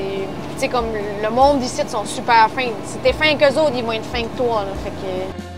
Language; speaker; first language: French; native; French